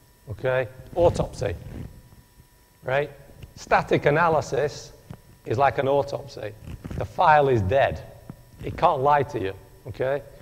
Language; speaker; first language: English; native; English